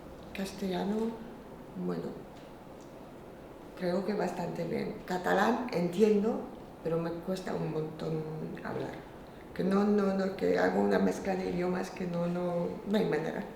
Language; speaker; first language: Spanish; non-native, fluent; Polish